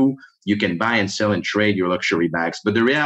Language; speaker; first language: English; non-native, fluent; French